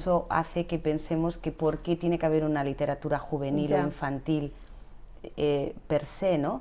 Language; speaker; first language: Spanish; native; Spanish